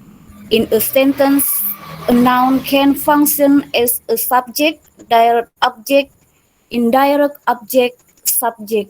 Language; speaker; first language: English; non-native, learner; Indonesian